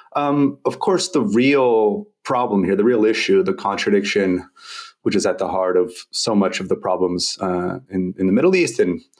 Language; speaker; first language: English; native; English